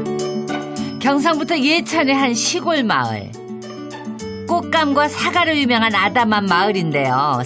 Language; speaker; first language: Korean; native; Korean